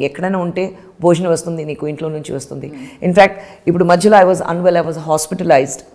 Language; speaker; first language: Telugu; non-native, fluent; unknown